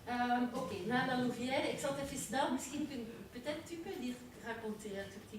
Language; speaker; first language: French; non-native, local second language; Dutch